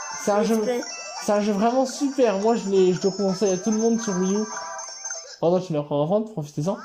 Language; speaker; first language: French; native; French